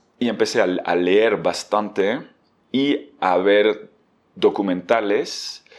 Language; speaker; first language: Spanish; non-native, fluent; French